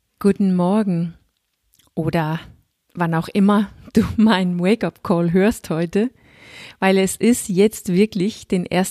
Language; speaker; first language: German; non-native, fluent; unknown